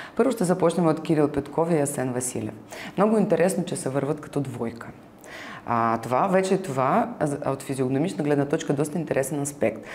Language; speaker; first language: Bulgarian; non-native, fluent; Ukrainian